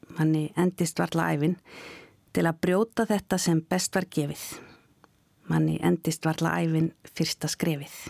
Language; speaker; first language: Icelandic; native; Icelandic